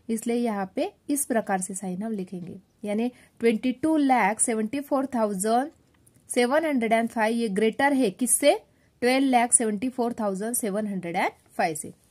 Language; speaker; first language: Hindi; non-native, local second language; Marathi